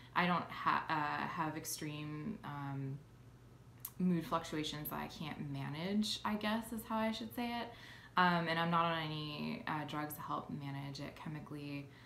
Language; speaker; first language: English; native; English